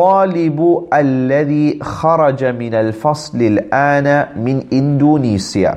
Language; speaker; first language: Arabic; non-native, fluent; English